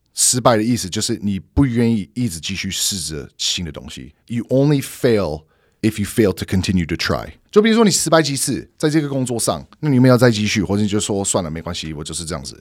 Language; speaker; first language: Chinese; non-native, fluent; English